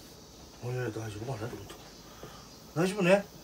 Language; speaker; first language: Japanese; native; Japanese